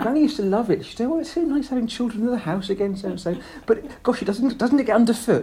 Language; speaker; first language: English; native; English